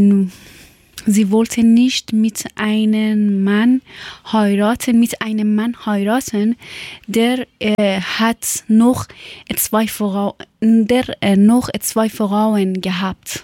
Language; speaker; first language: German; non-native, local second language; Persian